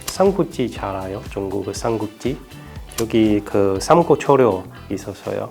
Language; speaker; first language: Korean; non-native, learner; Chinese